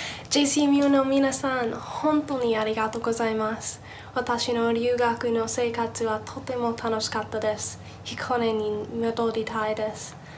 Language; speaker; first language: Japanese; non-native, learner; English